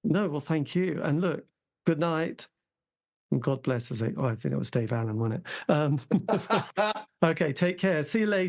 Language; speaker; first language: English; native; English